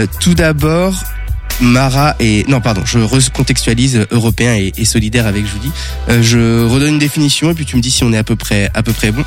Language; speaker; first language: French; native; French